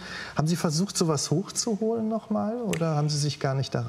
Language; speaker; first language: German; native; German